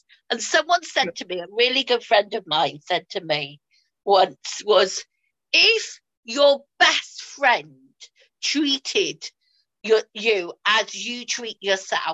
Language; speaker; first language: English; native; English